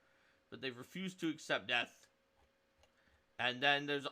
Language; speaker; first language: English; native; English